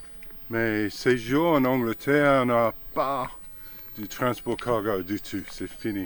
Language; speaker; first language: French; non-native, fluent; English